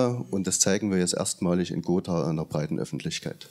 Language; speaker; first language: German; native; German